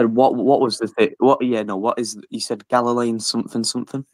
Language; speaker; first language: English; native; English